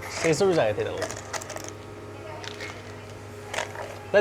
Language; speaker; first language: French; native; French